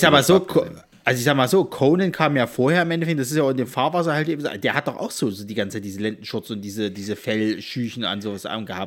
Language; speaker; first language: German; native; German